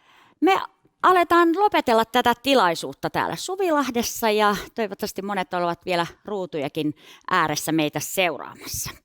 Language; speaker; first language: Finnish; native; Finnish